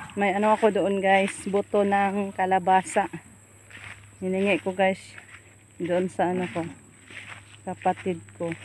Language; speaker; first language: Filipino; non-native, local second language; Cebuano